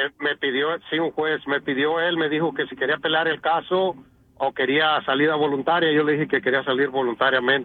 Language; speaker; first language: Spanish; native; Spanish